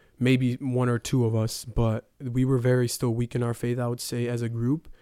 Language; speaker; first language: English; early bilingual, other home language; Ukrainian